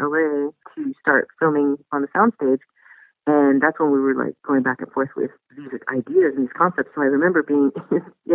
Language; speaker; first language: English; native; English